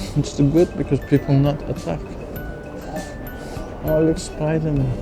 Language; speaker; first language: English; non-native, learner; Turkish